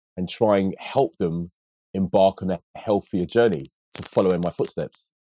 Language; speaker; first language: English; early bilingual, other home language; Akan